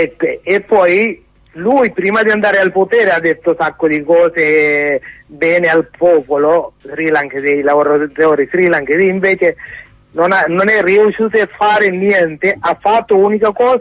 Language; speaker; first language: Italian; non-native, learner; Sinhala